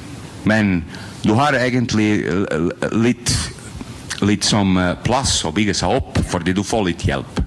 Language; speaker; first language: Norwegian; non-native, learner; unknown